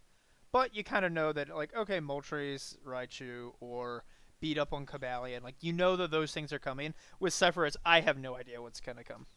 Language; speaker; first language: English; native; English